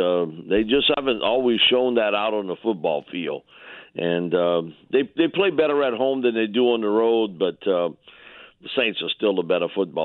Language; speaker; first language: English; native; English